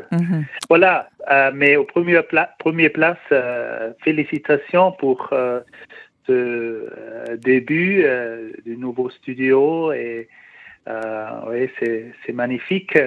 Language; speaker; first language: French; non-native, learner; German